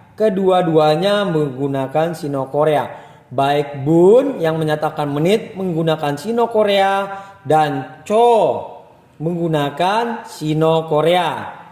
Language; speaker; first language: Indonesian; native; Indonesian